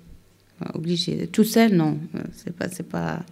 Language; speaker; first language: French; non-native, learner; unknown